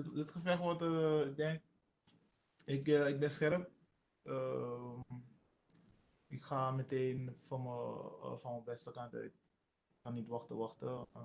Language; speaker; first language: Dutch; non-native, local second language; Sranan Tongo